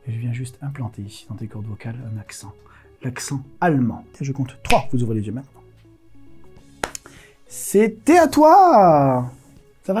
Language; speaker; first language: French; native; French